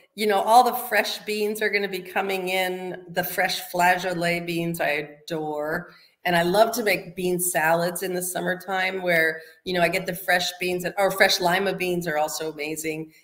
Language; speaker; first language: English; native; English